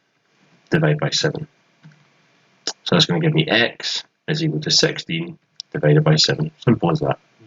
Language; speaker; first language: English; native; English